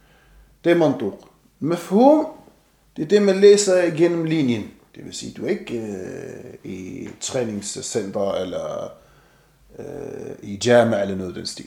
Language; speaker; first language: Danish; non-native, fluent; Arabic